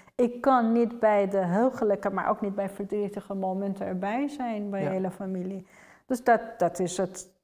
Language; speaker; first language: Dutch; non-native, fluent; Persian